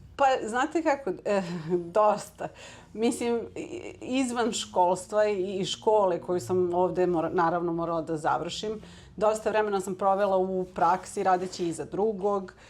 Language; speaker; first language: Serbian; early bilingual, heritage; Serbian